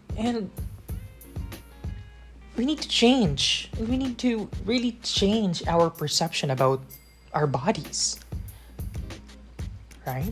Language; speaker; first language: English; non-native, local second language; Cebuano